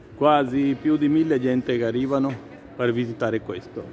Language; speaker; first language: Italian; non-native, learner; Urdu